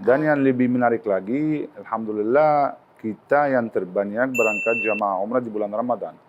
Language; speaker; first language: Indonesian; non-native, learner; Arabic